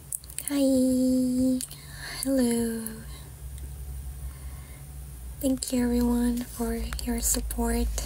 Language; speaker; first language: English; non-native, fluent; Georgian